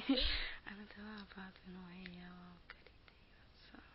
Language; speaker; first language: Japanese; non-native, learner; Spanish